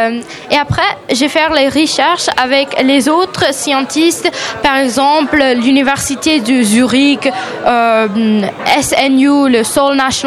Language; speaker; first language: French; non-native, learner; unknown